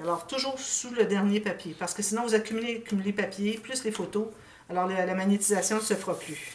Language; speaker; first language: French; native; French